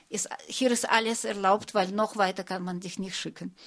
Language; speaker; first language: German; non-native, fluent; Russian